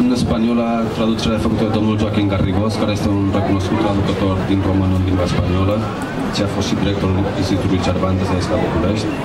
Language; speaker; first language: Romanian; non-native, fluent; Catalan